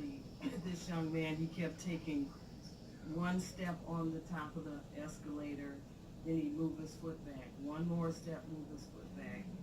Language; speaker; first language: English; native; English